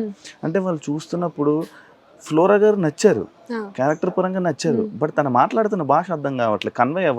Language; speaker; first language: Telugu; native; Telugu